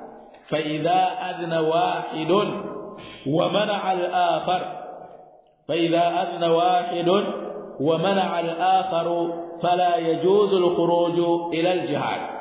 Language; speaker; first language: Arabic; non-native, fluent; Swahili